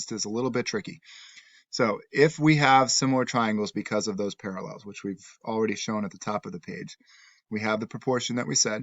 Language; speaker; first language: English; native; English